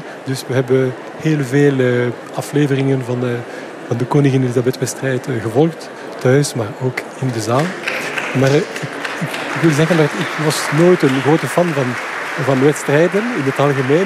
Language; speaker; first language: Dutch; non-native, local second language; French